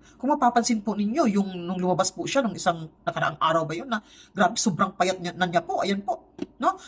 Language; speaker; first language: Filipino; non-native, local second language; Cebuano